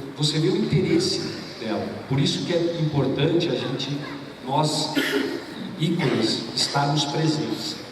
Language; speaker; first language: Portuguese; native; Portuguese